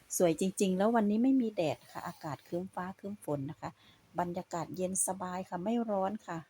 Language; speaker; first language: Thai; native; Thai